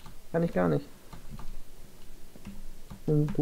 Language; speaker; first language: German; native; German